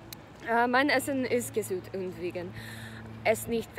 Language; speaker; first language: German; non-native, learner; English